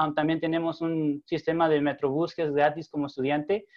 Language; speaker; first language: Spanish; early bilingual, heritage; Spanish